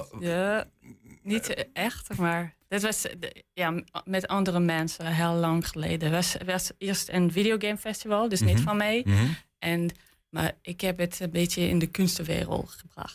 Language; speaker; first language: Dutch; non-native, learner; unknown